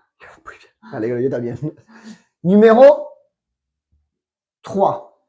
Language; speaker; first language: Spanish; non-native, fluent; French